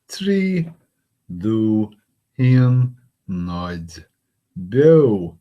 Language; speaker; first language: Irish; non-native, fluent; English